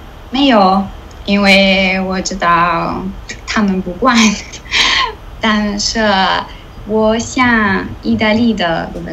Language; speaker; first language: Chinese; non-native, learner; Italian